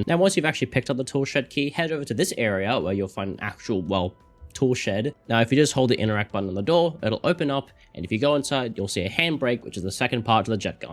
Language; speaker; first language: English; native; English